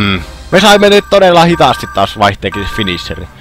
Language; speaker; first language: Finnish; native; Finnish